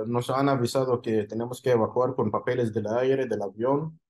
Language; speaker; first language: Spanish; non-native, fluent; Arabic